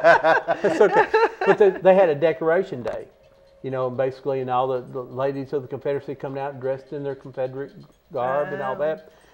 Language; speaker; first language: English; native; English